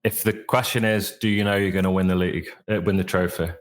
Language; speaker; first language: English; native; English